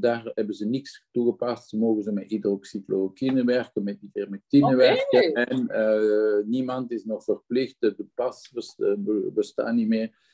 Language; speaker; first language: Dutch; non-native, local second language; French